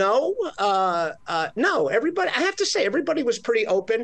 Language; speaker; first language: English; native; English